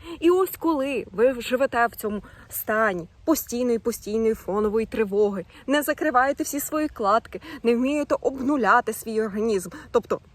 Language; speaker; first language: Ukrainian; non-native, local second language; Russian